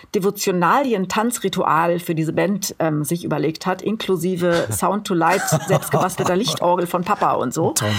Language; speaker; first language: German; native; German